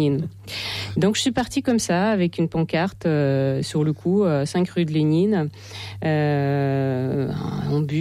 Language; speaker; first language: French; non-native, fluent; Russian